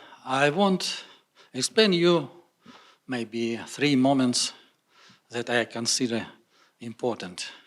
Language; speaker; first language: English; non-native, learner; Russian